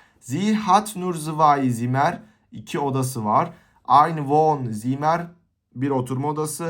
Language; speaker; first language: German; non-native, learner; Turkish